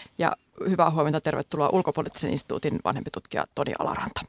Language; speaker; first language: Finnish; native; Finnish